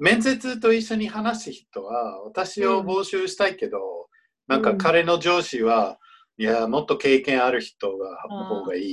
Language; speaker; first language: Japanese; non-native, fluent; English